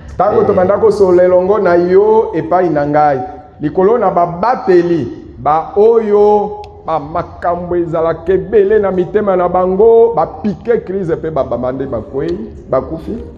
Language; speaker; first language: Lingala; native; Lingala